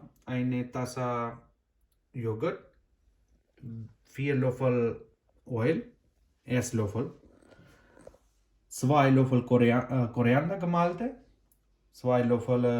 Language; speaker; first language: German; non-native, learner; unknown